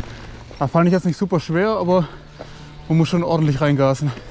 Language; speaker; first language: German; native; German